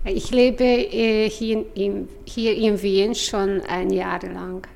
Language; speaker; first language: German; non-native, learner; Hungarian